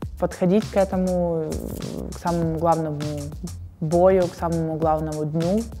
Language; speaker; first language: Russian; native; Russian